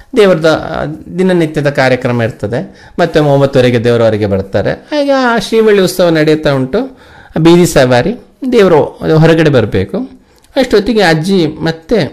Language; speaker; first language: Kannada; native; Kannada